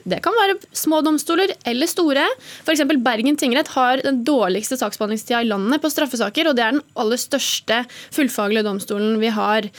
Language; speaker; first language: Norwegian; native; Norwegian